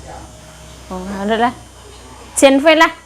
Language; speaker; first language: Chinese; non-native, learner; Javanese